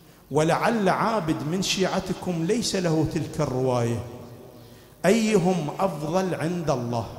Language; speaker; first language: Arabic; native; Arabic